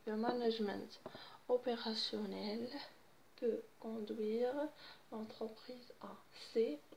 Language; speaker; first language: French; non-native, local second language; Arabic